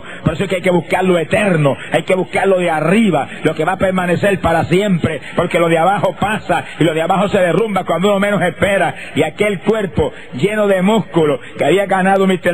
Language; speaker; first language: Spanish; native; Spanish